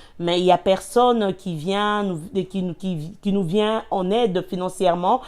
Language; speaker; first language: French; non-native, local second language; Lingala